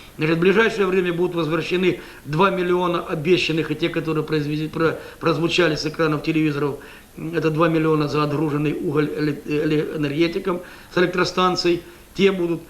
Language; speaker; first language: Russian; native; Russian